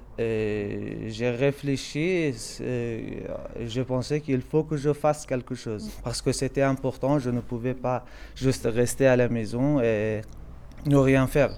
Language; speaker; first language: French; non-native, fluent; Persian